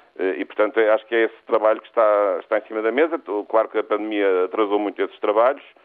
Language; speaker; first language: Portuguese; native; Portuguese